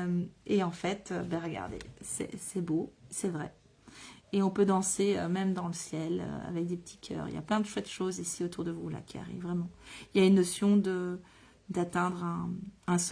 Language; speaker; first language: French; native; French